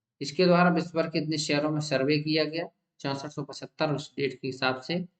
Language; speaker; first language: Hindi; native; Hindi